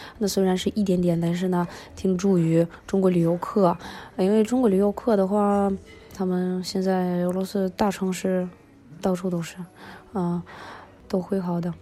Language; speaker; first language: Chinese; early bilingual, other home language; Russian